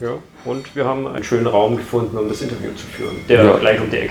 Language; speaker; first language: German; native; German